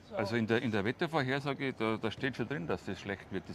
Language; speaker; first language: German; native; German